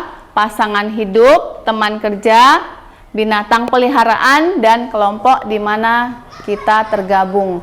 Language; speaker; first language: Indonesian; native; Indonesian